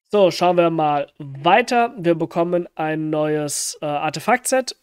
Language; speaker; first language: German; native; German